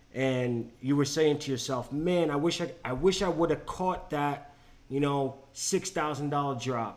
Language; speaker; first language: English; native; English